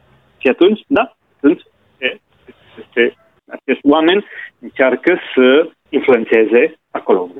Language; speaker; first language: Romanian; non-native, fluent; Spanish